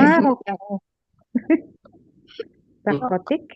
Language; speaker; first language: Arabic; non-native, learner; Indonesian